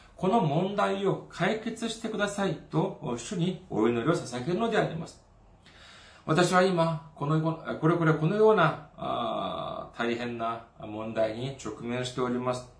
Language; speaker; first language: Japanese; non-native, fluent; Korean